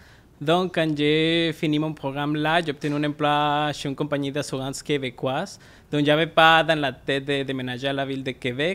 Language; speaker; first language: French; non-native, fluent; Spanish